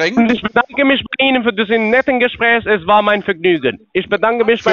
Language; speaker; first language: German; non-native, learner; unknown